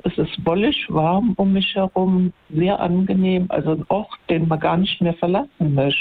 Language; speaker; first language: German; native; German